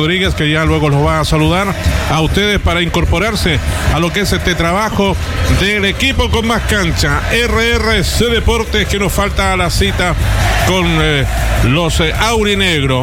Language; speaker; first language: Spanish; native; Spanish